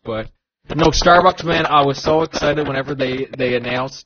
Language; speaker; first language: English; native; English